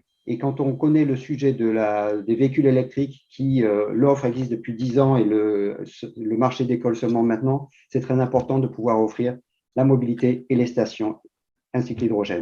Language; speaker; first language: French; native; French